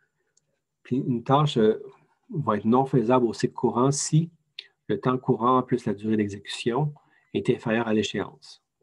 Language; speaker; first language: French; native; French